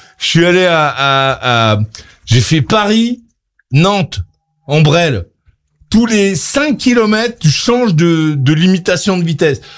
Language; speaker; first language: French; native; French